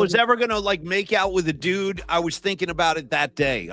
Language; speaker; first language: English; native; English